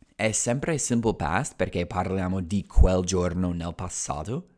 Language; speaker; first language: Italian; non-native, fluent; English